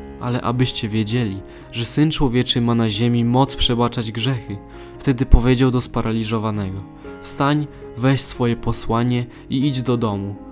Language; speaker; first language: Polish; native; Polish